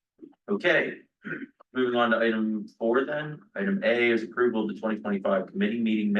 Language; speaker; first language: English; native; English